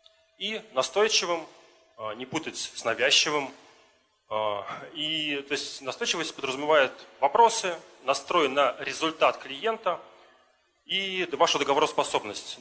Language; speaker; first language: Russian; native; Russian